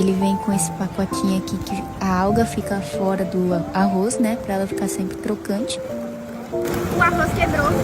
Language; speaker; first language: Portuguese; early bilingual, heritage; Portuguese